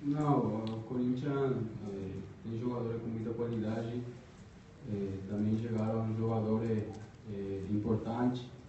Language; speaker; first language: Portuguese; non-native, fluent; Spanish